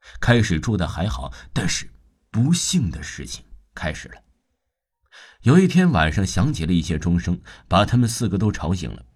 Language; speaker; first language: Chinese; non-native, local second language; Cantonese